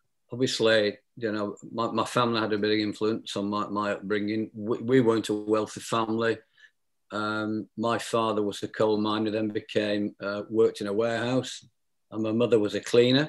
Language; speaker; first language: English; native; English